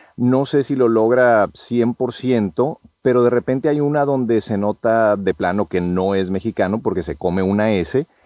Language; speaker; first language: Spanish; native; Spanish